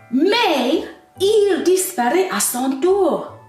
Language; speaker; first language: French; non-native, fluent; English